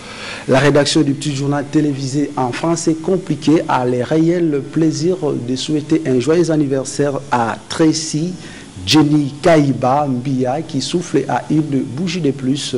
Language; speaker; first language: French; non-native, local second language; Lingala